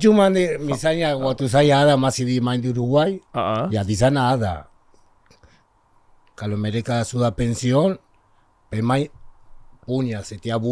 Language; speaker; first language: Indonesian; non-native, learner; Spanish